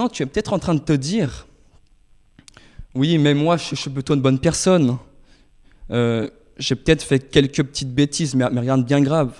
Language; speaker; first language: French; native; French